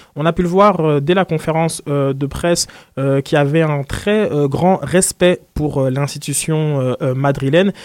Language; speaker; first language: French; native; French